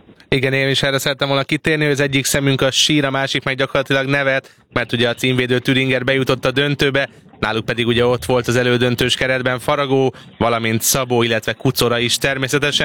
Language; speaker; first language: Hungarian; native; Hungarian